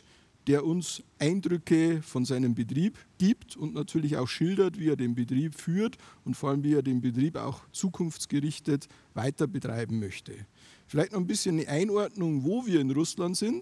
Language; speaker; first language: German; native; German